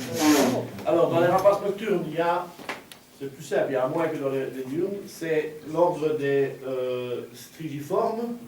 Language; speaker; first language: French; native; French